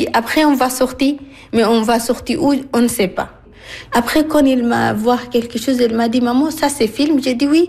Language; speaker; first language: French; non-native, learner; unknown